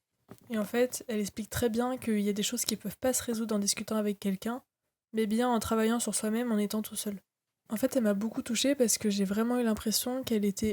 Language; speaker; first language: French; native; French